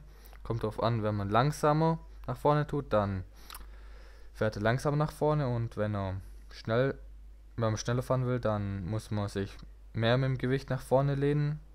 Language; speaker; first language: German; native; German